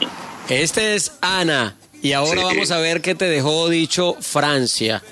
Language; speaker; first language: Spanish; native; Spanish